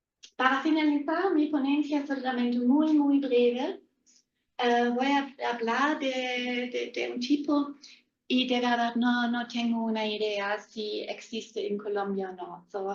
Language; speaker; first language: Spanish; non-native, fluent; German